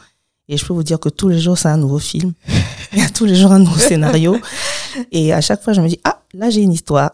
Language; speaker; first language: French; native; French